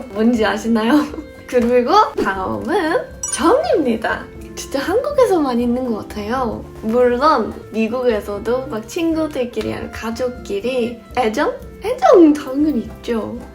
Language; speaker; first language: Korean; non-native, fluent; English